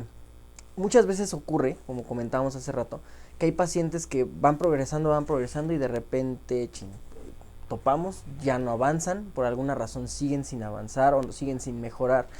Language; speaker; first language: Spanish; native; Spanish